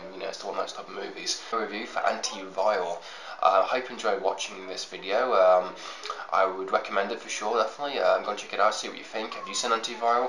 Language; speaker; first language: English; native; English